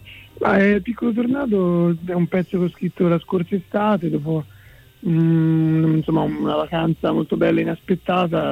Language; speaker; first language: Italian; native; Italian